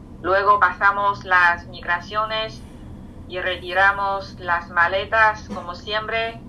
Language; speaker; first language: Spanish; non-native, fluent; Chinese